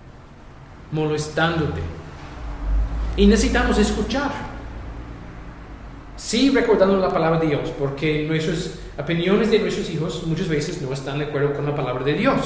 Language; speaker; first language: Spanish; non-native, fluent; English